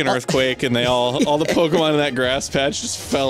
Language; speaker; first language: English; native; English